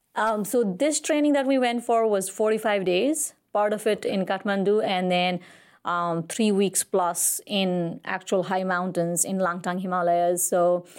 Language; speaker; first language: English; non-native, local second language; Nepali